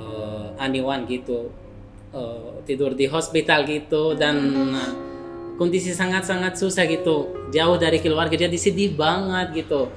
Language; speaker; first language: Indonesian; non-native, fluent; Arabic